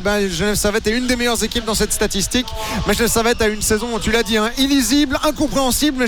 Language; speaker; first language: French; native; French